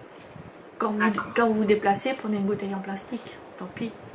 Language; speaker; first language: French; native; French